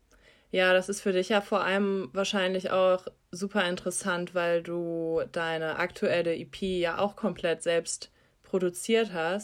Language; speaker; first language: German; native; German